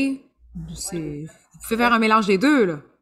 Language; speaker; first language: French; native; French